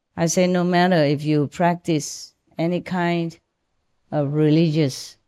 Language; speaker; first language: English; non-native, fluent; Vietnamese